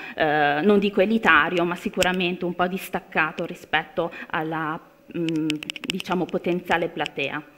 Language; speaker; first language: Italian; native; Italian